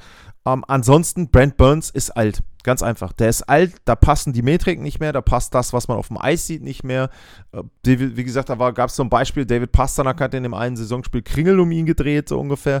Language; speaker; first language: German; native; German